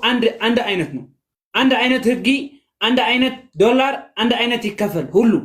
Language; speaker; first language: Amharic; non-native, learner; Tigrinya